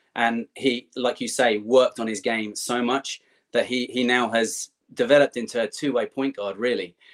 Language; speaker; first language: English; native; English